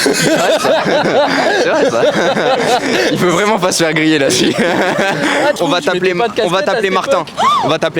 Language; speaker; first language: French; native; French